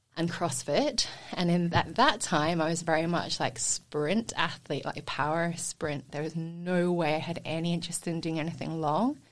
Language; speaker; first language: English; native; English